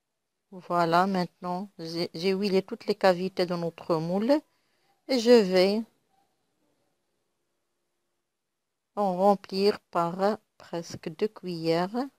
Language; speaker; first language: French; non-native, local second language; Arabic